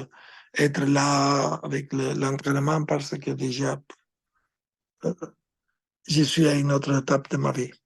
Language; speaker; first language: French; non-native, fluent; Spanish